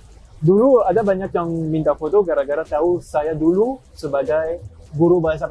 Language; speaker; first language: Indonesian; non-native, fluent; French